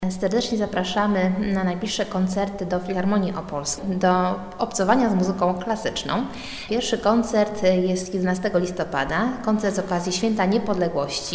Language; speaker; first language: Polish; native; Polish